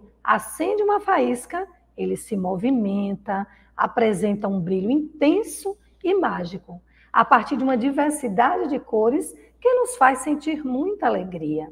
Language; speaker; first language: Portuguese; native; Portuguese